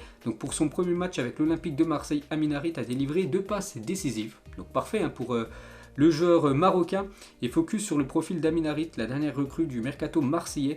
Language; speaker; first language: French; native; French